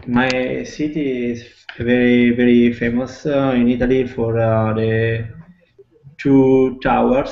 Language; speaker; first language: English; non-native, fluent; Italian